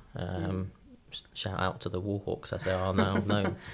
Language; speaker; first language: English; native; English